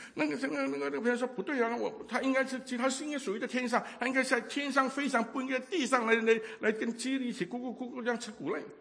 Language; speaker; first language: Chinese; non-native, local second language; Cantonese